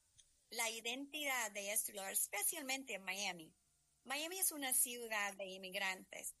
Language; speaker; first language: Spanish; non-native, learner; English